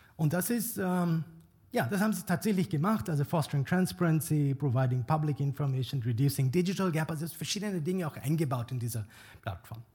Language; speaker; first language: German; non-native, fluent; Bangla